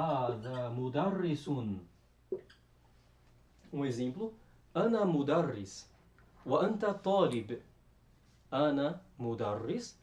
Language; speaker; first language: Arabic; non-native, fluent; Portuguese